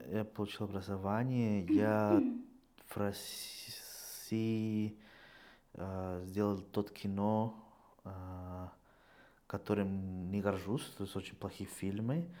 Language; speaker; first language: Russian; non-native, fluent; Spanish